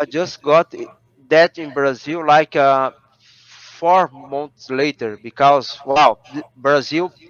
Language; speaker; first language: English; non-native, learner; Portuguese